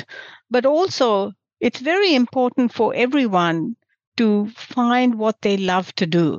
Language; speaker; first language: English; non-native, local second language; Gujarati